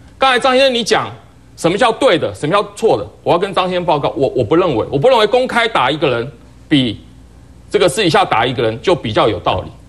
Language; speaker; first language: Chinese; native; Chinese